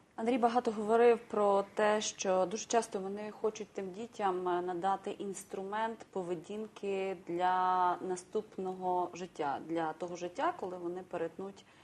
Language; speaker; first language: Ukrainian; native; Ukrainian